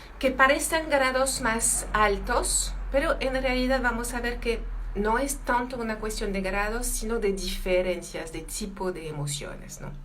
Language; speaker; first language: Spanish; non-native, fluent; French